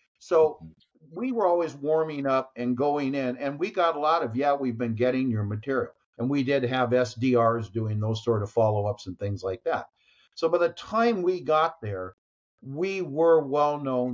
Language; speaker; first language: English; native; English